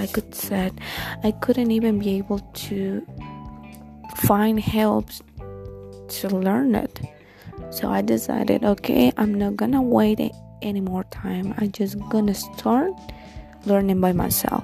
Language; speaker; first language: English; non-native, learner; Spanish